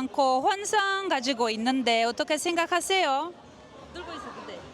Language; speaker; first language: Korean; non-native, learner; Portuguese